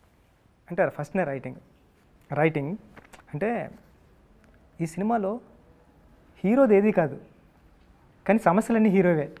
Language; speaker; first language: Telugu; native; Telugu